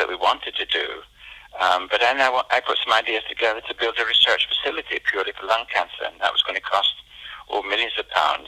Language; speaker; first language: English; native; English